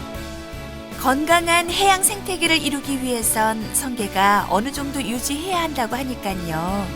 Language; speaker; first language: Korean; native; Korean